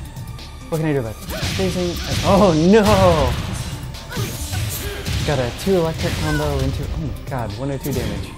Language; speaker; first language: English; native; English